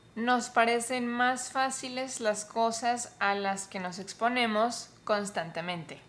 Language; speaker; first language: Spanish; native; Spanish